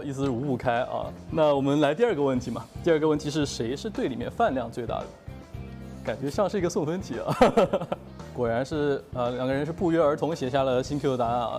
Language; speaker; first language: Chinese; native; Chinese